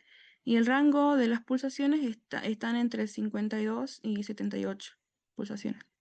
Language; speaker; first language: Spanish; native; Spanish